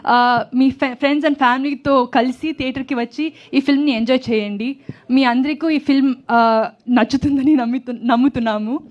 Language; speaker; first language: Telugu; non-native, learner; Tamil